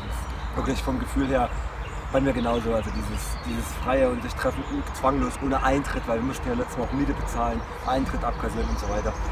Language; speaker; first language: German; native; German